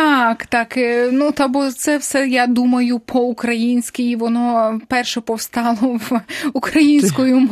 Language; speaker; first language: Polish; non-native, learner; Ukrainian